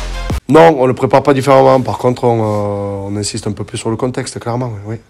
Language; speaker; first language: French; native; French